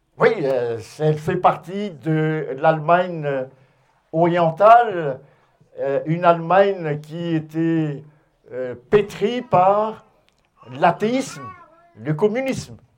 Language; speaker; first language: French; native; French